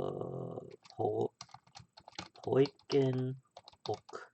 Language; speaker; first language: Swedish; non-native, learner; English